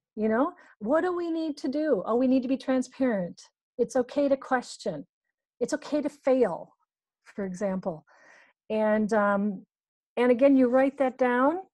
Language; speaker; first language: English; native; English